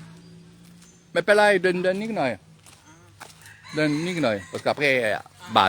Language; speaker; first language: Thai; non-native, learner; French